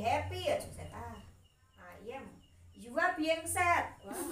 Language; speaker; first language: English; non-native, learner; Indonesian